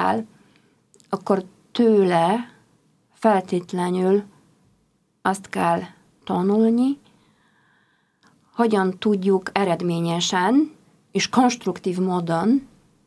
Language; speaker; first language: Hungarian; non-native, fluent; Polish